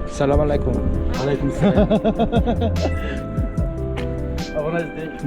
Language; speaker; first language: English; non-native, learner; Korean